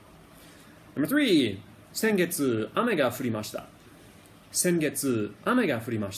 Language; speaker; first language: Japanese; non-native, fluent; English